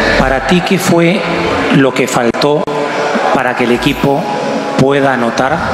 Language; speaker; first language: Spanish; native; Spanish